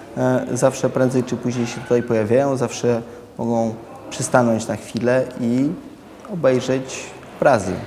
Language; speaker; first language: Polish; native; Polish